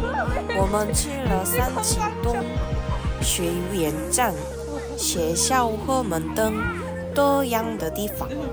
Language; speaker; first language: Chinese; non-native, learner; Korean